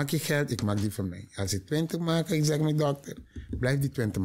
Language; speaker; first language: Dutch; non-native, learner; Papiamento